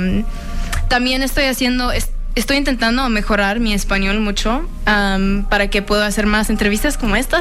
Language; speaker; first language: Spanish; early bilingual, heritage; English